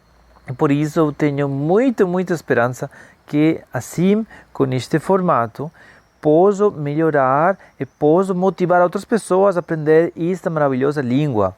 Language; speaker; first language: Portuguese; non-native, fluent; Spanish